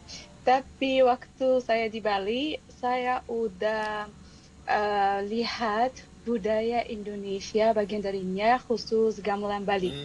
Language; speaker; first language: Indonesian; non-native, fluent; Arabic